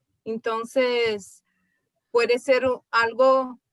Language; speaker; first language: Spanish; non-native, learner; Portuguese